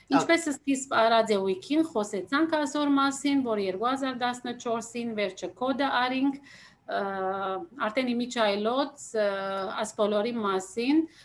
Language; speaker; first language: Armenian; native; Armenian